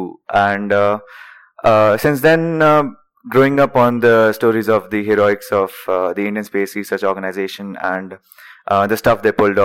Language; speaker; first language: English; non-native, local second language; Marathi